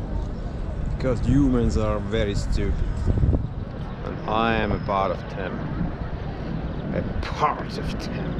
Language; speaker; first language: English; non-native, learner; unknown